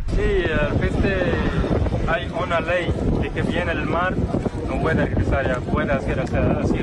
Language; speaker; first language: Spanish; non-native, learner; Arabic